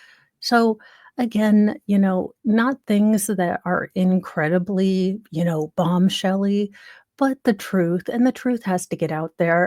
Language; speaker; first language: English; native; English